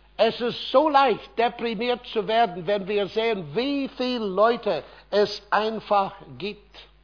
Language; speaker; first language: German; non-native, fluent; English